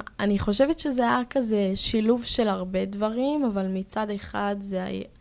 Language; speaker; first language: Hebrew; early bilingual, heritage; Hebrew